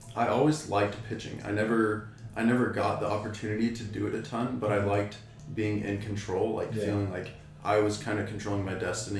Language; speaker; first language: English; native; English